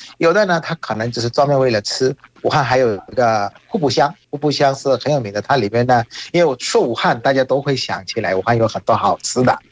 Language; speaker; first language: Chinese; non-native, fluent; Bangla